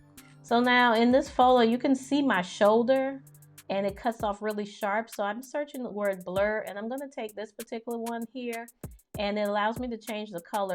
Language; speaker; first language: English; native; English